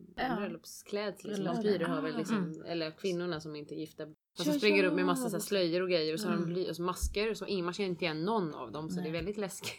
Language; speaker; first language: Swedish; non-native, fluent; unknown